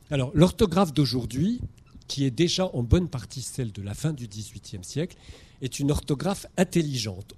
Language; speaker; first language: French; native; French